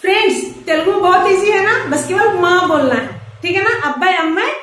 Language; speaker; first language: Hindi; non-native, local second language; Telugu